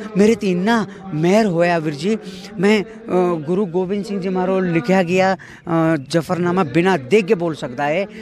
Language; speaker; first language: Punjabi; non-native, fluent; Kannada